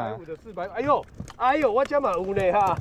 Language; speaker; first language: Chinese; native; Chinese